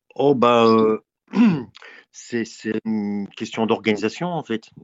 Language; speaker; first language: French; native; French